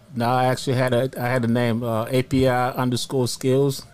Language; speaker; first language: English; early bilingual, other home language; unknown